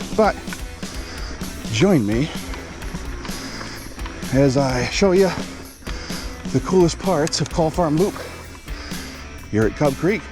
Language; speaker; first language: English; native; English